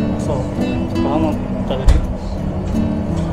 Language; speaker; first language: Japanese; non-native, fluent; Indonesian